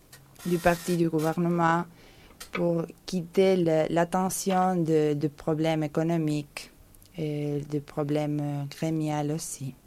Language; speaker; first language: French; non-native, fluent; Spanish